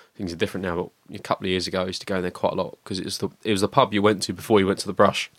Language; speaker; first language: English; native; English